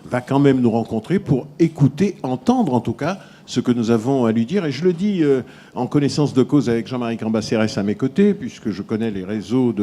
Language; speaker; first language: French; native; French